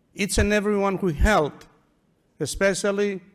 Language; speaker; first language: English; non-native, fluent; Greek